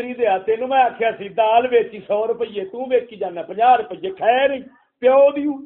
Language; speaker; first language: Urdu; non-native, local second language; Punjabi